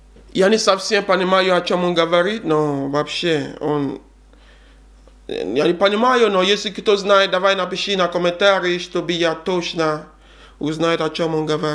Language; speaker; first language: Russian; non-native, learner; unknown